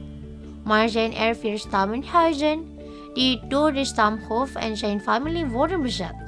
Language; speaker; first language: Dutch; non-native, learner; Indonesian